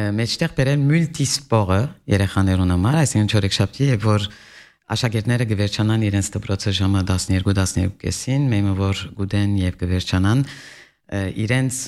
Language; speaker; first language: Armenian; early bilingual, heritage; Armenian